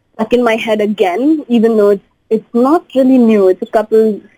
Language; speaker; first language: English; non-native, local second language; Hindi